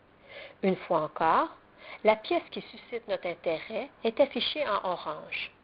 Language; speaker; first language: French; native; French